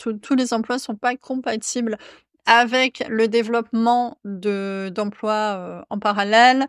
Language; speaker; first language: French; native; French